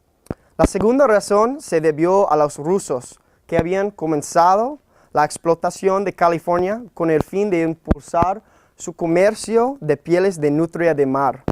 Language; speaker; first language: Spanish; non-native, learner; English